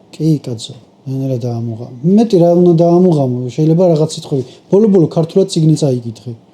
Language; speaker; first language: Georgian; native; Georgian